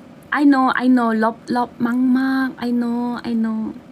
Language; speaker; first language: English; non-native, learner; Korean